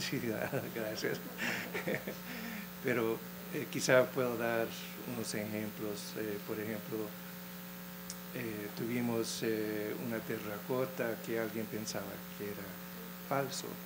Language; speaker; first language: Spanish; non-native, fluent; English